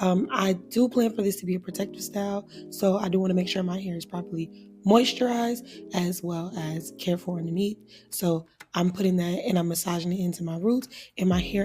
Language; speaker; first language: English; native; English